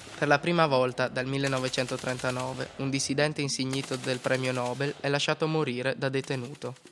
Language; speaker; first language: Italian; native; Italian